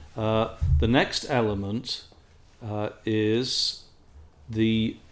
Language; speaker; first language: English; native; English